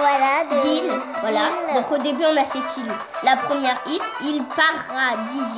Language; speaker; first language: French; native; French